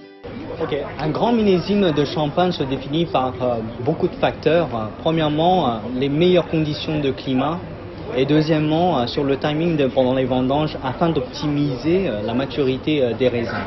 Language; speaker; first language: French; non-native, fluent; Cantonese